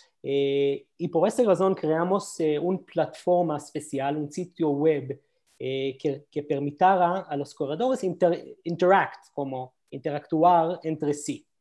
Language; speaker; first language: Spanish; non-native, learner; Hebrew